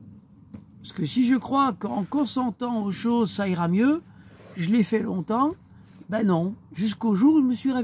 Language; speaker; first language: French; native; French